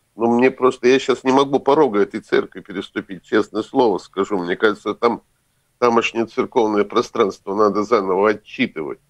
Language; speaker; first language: Russian; native; Russian